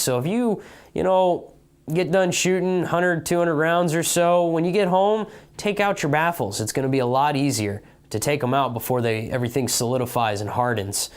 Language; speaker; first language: English; native; English